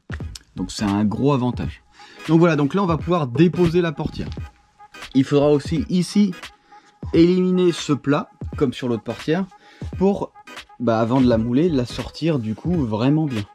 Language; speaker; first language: French; native; French